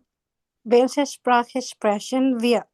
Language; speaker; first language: German; non-native, learner; Bangla